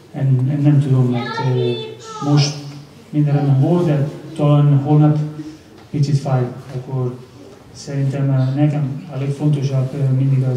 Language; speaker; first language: Hungarian; non-native, learner; Spanish